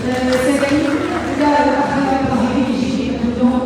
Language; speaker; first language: Arabic; native; Arabic